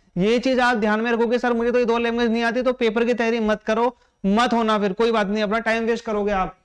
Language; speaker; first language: Hindi; native; Hindi